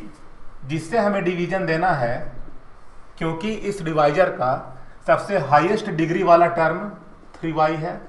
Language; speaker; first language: Hindi; native; Hindi